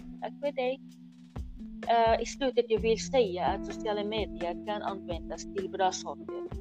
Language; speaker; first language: Swedish; non-native, learner; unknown